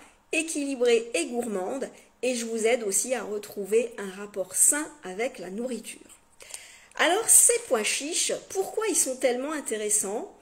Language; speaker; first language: French; native; French